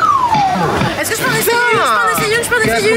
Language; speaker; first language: French; native; French